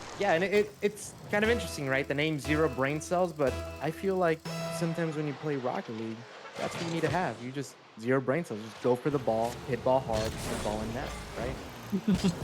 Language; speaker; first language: English; native; English